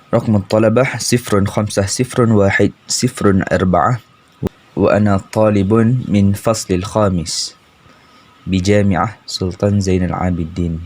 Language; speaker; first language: Arabic; non-native, learner; Malay